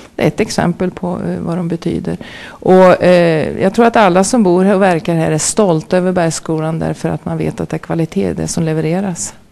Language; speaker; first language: Swedish; native; Swedish